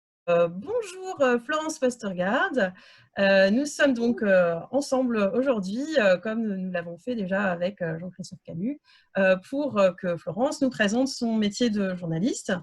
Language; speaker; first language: French; native; French